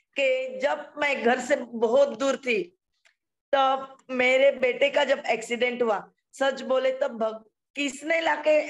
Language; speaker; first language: Hindi; non-native, local second language; Marathi